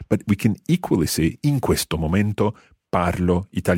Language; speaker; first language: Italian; non-native, fluent; English